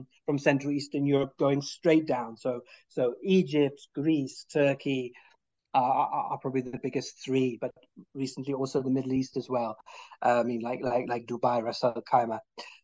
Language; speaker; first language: English; native; English